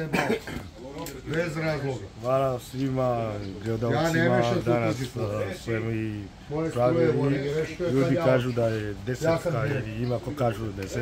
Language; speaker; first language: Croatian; non-native, learner; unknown